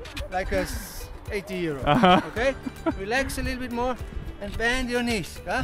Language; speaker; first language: English; non-native, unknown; German